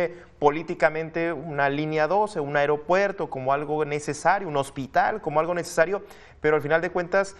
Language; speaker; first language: Spanish; native; Spanish